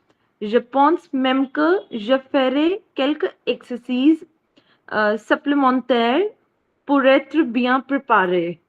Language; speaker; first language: French; non-native, learner; Hindi